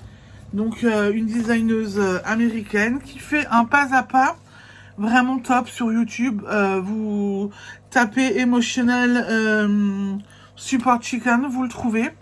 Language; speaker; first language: French; native; French